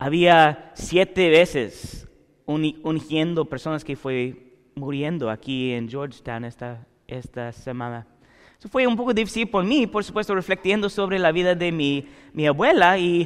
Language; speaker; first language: Spanish; non-native, learner; English